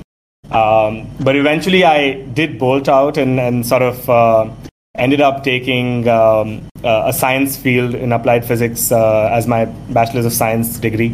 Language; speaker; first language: English; non-native, local second language; Tamil